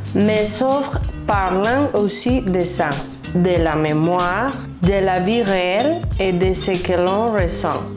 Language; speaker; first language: French; non-native, learner; Spanish